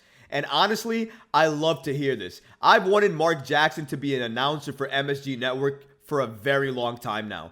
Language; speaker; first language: English; native; English